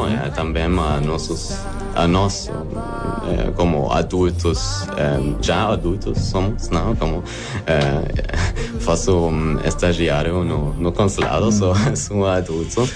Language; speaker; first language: Portuguese; non-native, learner; German